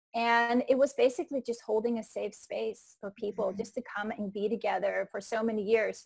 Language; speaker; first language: English; non-native, fluent; Icelandic